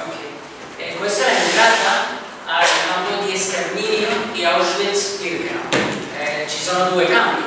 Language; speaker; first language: Italian; non-native, fluent; Spanish